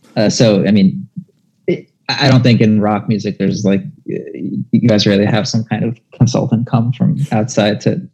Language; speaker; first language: English; native; English